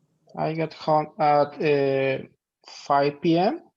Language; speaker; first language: English; non-native, learner; Spanish